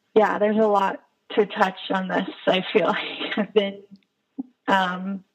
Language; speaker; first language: English; non-native, fluent; Portuguese